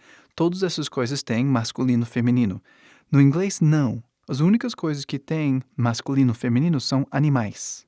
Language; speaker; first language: Portuguese; non-native, fluent; English